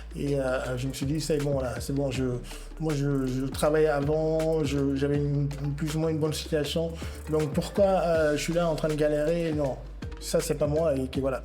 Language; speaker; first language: French; non-native, local second language; Wolof